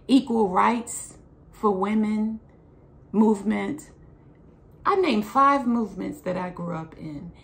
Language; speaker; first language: English; native; English